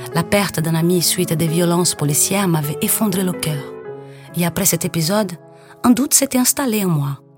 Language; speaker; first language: French; non-native, fluent; Portuguese